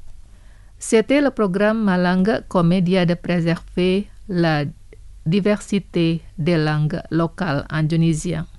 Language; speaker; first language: French; non-native, fluent; Indonesian